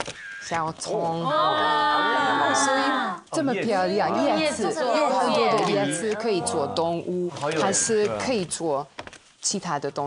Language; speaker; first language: Chinese; non-native, fluent; Hungarian